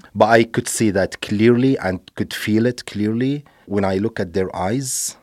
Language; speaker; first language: English; non-native, fluent; Arabic